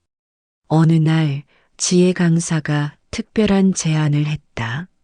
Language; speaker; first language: Korean; native; Korean